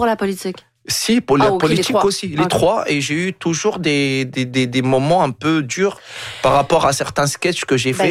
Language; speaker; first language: French; non-native, local second language; Arabic